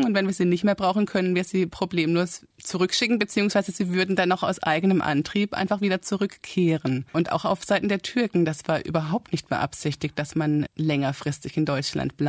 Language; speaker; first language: German; native; German